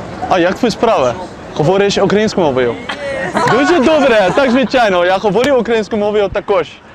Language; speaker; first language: Ukrainian; non-native, learner; Dutch